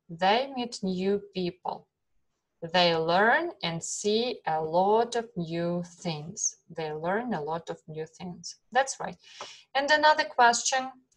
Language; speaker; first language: English; non-native, fluent; Ukrainian